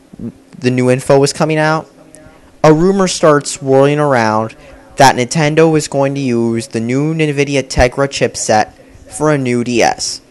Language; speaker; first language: English; native; English